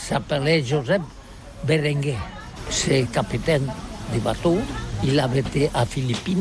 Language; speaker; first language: French; non-native, learner; Catalan